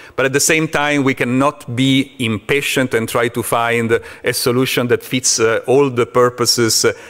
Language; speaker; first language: English; non-native, fluent; Italian